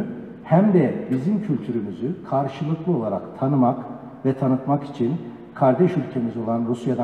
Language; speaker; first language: Turkish; native; Turkish